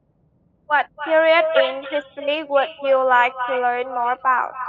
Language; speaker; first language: English; non-native, learner; Vietnamese